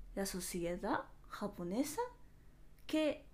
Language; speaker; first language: Spanish; non-native, fluent; Japanese